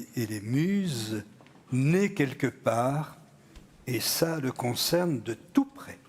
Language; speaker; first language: French; native; French